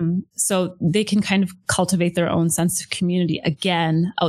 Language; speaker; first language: English; native; English